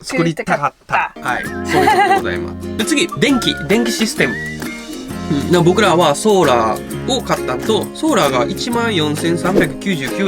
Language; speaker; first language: Japanese; native; Japanese